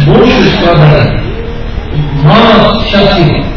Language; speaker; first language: Russian; non-native, learner; Tibetan